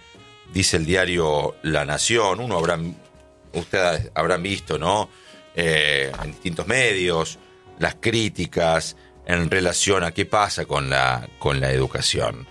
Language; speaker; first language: Spanish; native; Spanish